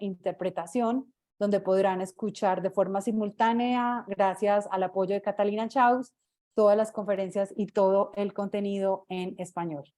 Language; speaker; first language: Spanish; native; Spanish